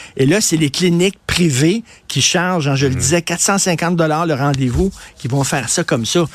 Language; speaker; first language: French; native; French